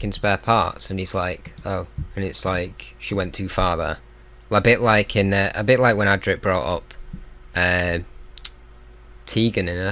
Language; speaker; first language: English; native; English